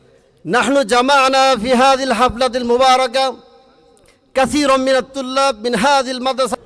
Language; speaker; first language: Arabic; non-native, learner; Bangla